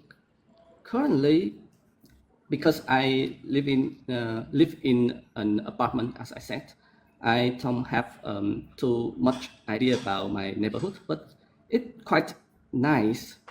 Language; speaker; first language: English; non-native, learner; Vietnamese